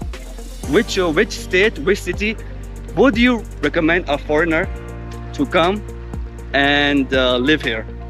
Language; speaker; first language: English; non-native, fluent; Hindi